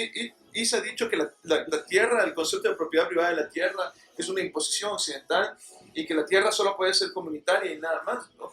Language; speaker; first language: Spanish; native; Spanish